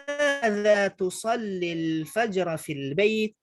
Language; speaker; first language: Arabic; non-native, fluent; Indonesian